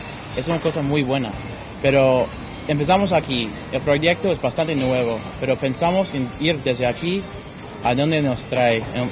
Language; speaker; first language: Spanish; non-native, fluent; English